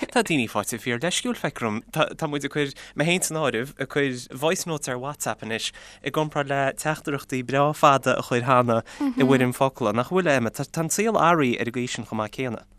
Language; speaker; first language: Irish; native; Irish